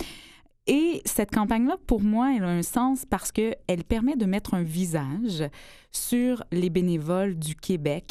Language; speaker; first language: French; native; French